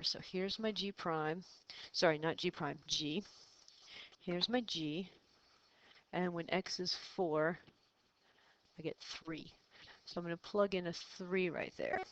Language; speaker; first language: English; native; English